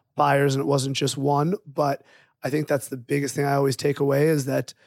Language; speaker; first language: English; native; English